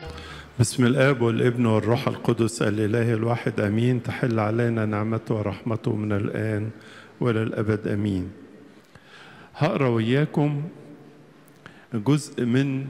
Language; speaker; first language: Arabic; native; Arabic